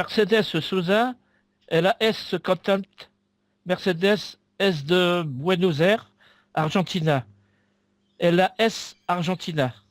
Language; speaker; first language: Spanish; non-native, learner; French